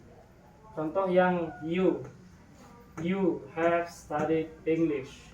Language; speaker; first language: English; non-native, learner; Indonesian